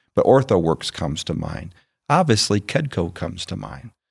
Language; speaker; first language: English; native; English